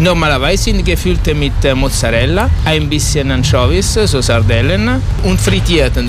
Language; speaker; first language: German; non-native, learner; Italian